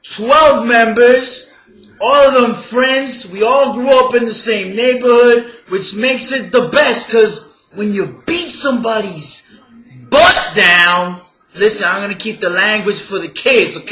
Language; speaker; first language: English; native; English